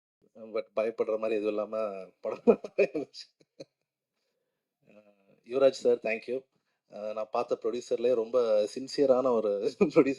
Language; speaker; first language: Tamil; native; Tamil